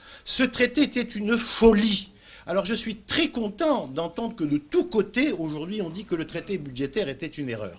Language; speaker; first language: French; native; French